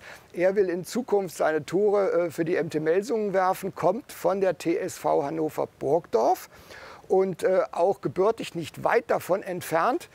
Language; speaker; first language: German; native; German